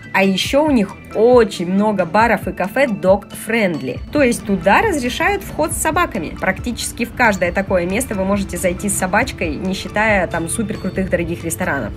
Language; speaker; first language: Russian; native; Russian